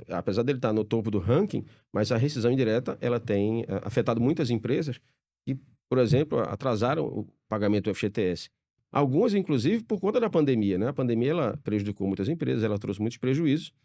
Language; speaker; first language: Portuguese; native; Portuguese